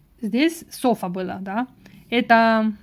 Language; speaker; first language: Russian; non-native, learner; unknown